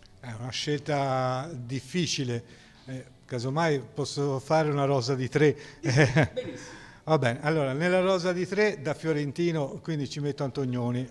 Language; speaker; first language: Italian; native; Italian